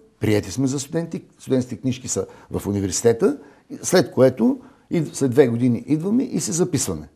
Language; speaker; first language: Bulgarian; native; Bulgarian